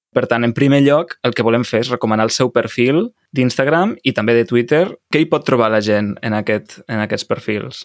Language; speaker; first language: Catalan; native; Catalan